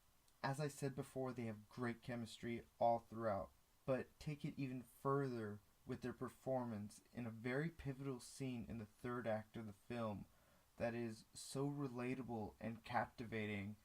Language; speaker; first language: English; native; English